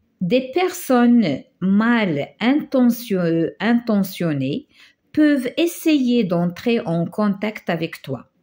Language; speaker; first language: French; non-native, local second language; Arabic